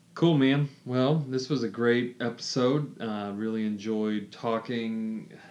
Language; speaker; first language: English; native; English